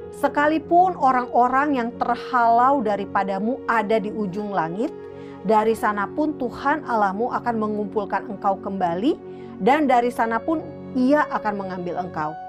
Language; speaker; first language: Indonesian; native; Indonesian